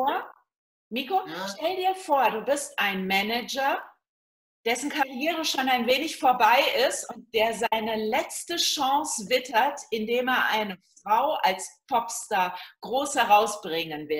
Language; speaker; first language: German; native; German